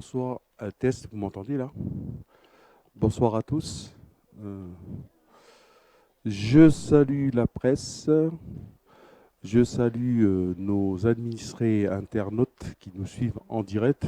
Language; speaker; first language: French; native; French